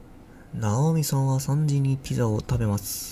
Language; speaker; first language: Japanese; non-native, learner; English